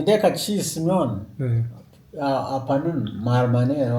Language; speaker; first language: Korean; non-native, learner; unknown